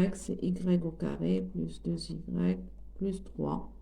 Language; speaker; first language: French; non-native, local second language; Arabic